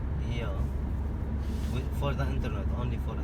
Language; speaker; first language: English; non-native, learner; Arabic